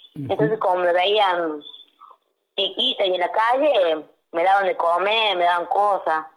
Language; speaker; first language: Spanish; native; Spanish